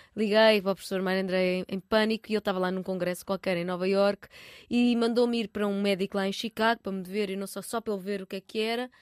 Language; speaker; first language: Portuguese; native; Portuguese